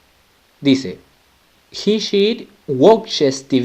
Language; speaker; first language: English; non-native, fluent; Spanish